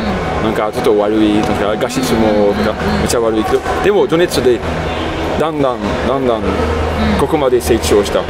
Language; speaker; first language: Japanese; non-native, fluent; French